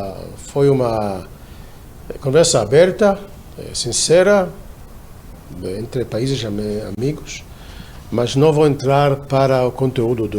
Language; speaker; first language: Portuguese; non-native, fluent; Hebrew